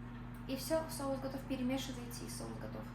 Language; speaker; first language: Russian; native; Russian